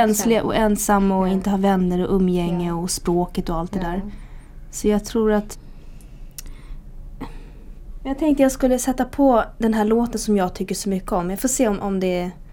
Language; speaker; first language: Swedish; native; Swedish